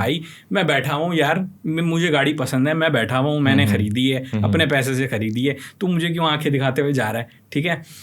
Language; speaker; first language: Urdu; native; Urdu